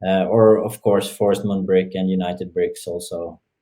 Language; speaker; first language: English; non-native, fluent; Norwegian